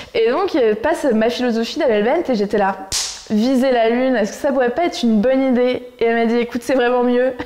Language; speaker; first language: French; native; French